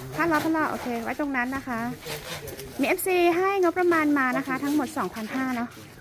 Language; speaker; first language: Thai; non-native, local second language; Karen languages